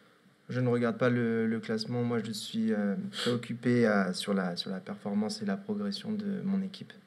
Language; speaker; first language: French; native; French